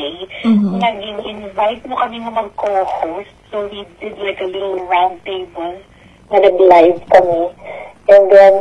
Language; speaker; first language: Filipino; native; Filipino